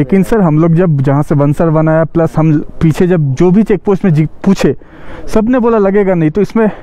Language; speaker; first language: Hindi; non-native, local second language; Bangla